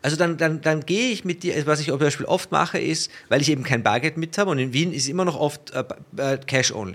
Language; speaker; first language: German; native; German